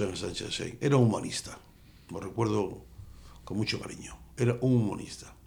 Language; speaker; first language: Spanish; native; Spanish